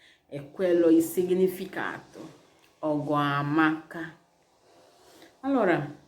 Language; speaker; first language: Italian; non-native, learner; Igbo